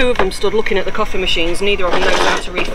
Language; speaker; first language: English; native; English